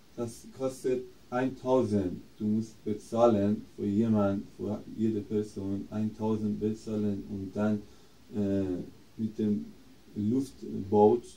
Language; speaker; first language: German; non-native, fluent; Persian